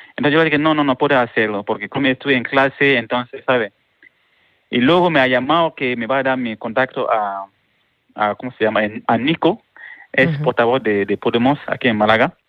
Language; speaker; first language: Spanish; non-native, learner; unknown